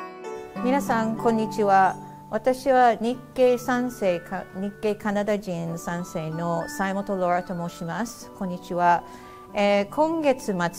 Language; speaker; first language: Japanese; early bilingual, heritage; Japanese